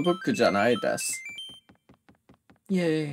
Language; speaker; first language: Japanese; non-native, learner; English